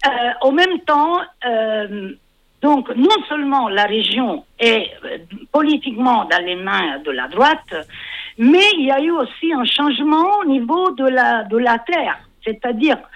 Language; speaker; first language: French; non-native, fluent; Italian